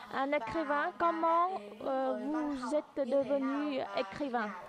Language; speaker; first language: French; non-native, fluent; Vietnamese